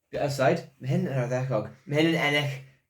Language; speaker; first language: Welsh; non-native, local second language; English